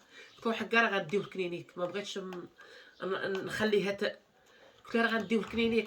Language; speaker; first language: Arabic; native; Arabic